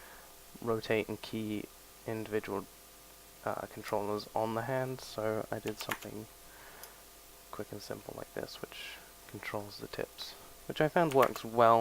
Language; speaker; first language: English; native; English